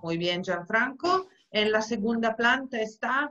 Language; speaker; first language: Spanish; non-native, fluent; Italian